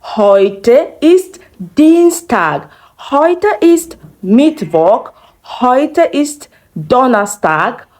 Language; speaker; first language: German; non-native, fluent; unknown